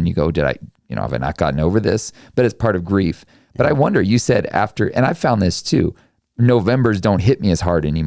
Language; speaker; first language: English; native; English